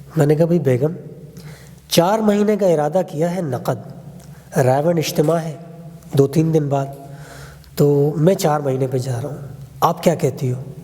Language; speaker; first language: Urdu; non-native, local second language; Pashto